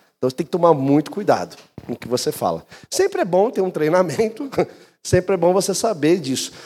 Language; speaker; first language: Portuguese; native; Portuguese